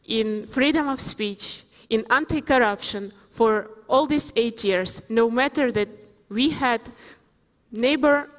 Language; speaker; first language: English; non-native, fluent; Ukrainian